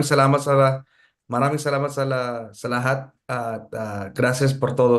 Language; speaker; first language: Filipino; early bilingual, heritage; Filipino